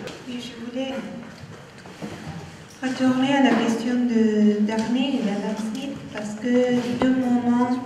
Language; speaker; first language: French; non-native, fluent; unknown